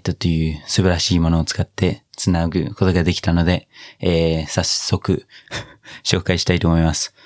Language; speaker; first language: Japanese; non-native, fluent; English